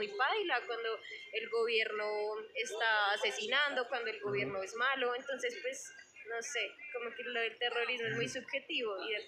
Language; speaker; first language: Spanish; native; Spanish